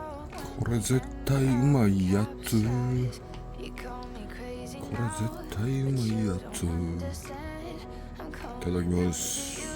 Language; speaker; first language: Japanese; native; Japanese